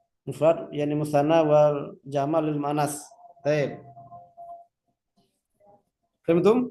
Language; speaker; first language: Arabic; non-native, fluent; Indonesian